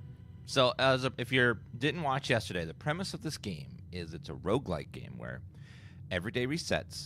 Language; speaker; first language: English; native; English